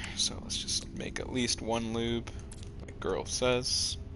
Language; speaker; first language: English; native; English